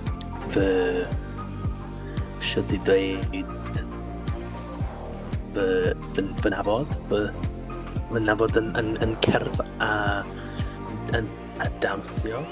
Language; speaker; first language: Welsh; non-native, learner; English